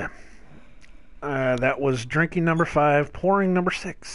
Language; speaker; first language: English; native; English